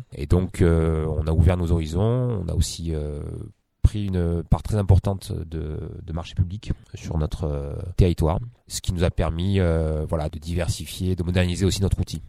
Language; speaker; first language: French; native; French